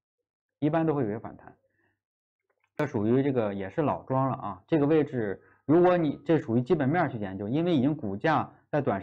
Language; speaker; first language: Chinese; native; Chinese